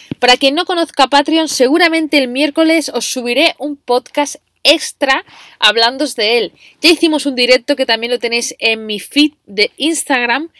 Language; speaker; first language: Spanish; native; Spanish